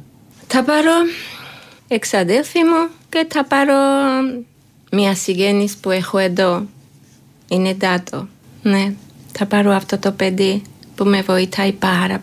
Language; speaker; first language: Greek; non-native, learner; Georgian